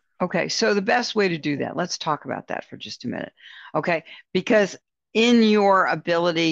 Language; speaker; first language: English; native; English